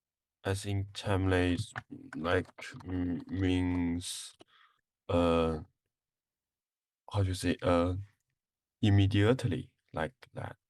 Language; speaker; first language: English; non-native, learner; Chinese